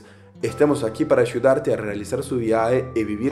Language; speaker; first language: Spanish; native; Spanish